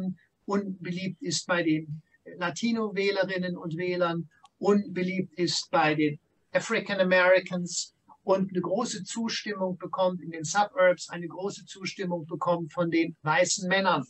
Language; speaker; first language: German; native; German